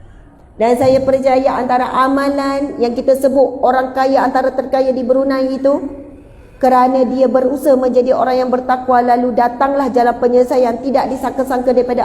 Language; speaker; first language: Malay; native; Malay